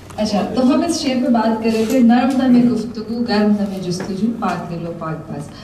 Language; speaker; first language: Urdu; native; Urdu